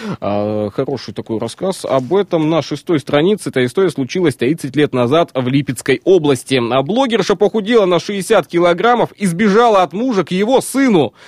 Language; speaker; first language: Russian; native; Russian